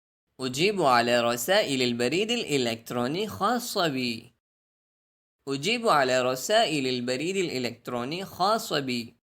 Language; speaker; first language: Arabic; non-native, fluent; Urdu